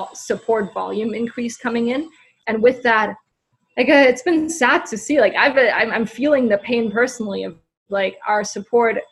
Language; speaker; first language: English; non-native, fluent; German